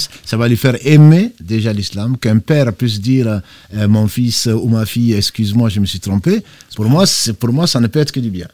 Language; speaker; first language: French; native; French